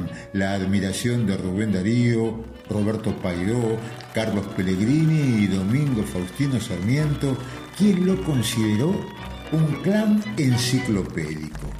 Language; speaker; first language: Spanish; native; Spanish